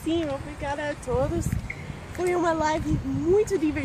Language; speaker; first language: Portuguese; non-native, fluent; English